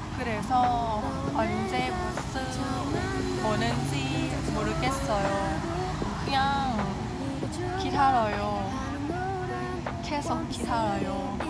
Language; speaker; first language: Korean; non-native, learner; Thai